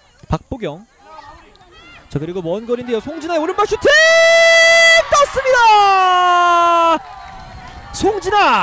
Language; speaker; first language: Korean; native; Korean